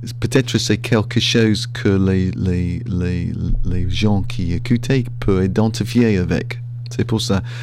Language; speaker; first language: French; non-native, fluent; English